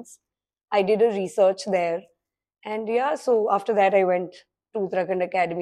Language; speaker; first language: English; non-native, local second language; Hindi